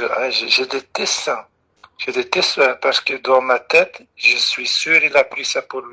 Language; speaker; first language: French; non-native, local second language; Dutch